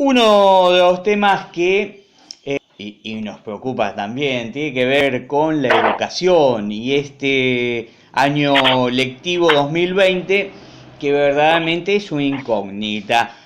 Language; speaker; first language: Spanish; native; Spanish